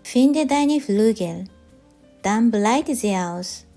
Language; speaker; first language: German; non-native, fluent; Japanese